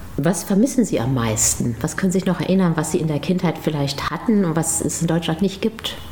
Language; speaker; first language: German; native; German